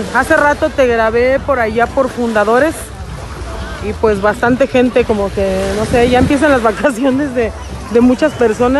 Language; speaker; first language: Spanish; native; Spanish